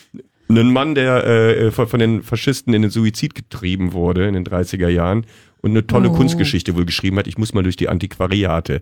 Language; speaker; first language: German; native; German